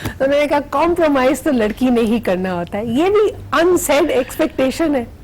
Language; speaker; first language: Urdu; native; Urdu